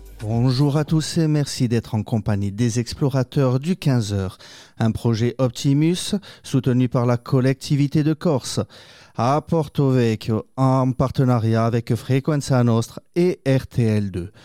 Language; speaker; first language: French; native; French